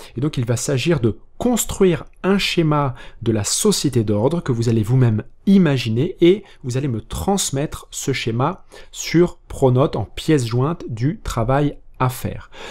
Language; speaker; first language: French; native; French